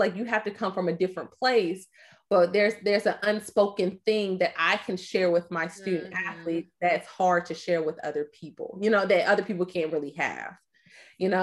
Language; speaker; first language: English; native; English